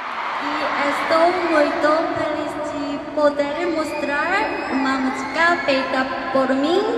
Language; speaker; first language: Portuguese; non-native, learner; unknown